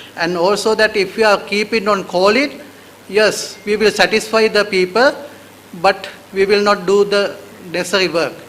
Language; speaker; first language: English; non-native, local second language; Sinhala